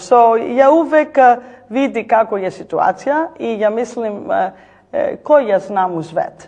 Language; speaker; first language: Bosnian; non-native, learner; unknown